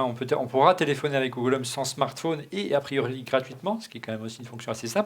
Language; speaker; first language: French; native; French